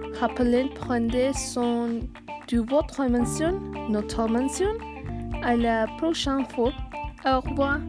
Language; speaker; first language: French; non-native, learner; Spanish